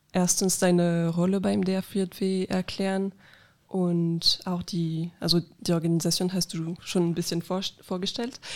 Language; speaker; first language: German; non-native, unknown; French